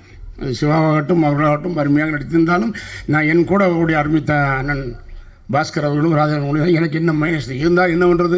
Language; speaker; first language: Tamil; native; Tamil